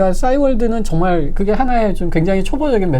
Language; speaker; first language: Korean; native; Korean